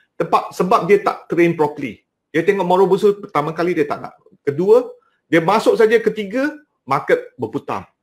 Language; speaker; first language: Malay; non-native, local second language; Cantonese